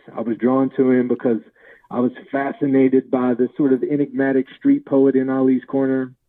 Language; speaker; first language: English; native; English